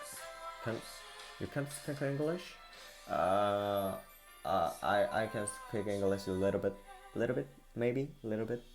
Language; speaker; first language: English; non-native, learner; Korean